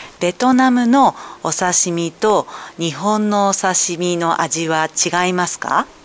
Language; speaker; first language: Japanese; native; Japanese